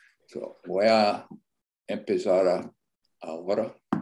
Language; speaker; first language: Spanish; non-native, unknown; English